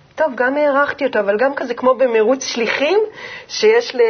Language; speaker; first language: Hebrew; native; Hebrew